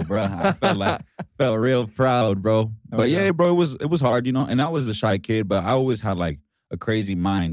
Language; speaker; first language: English; early bilingual, other home language; Spanish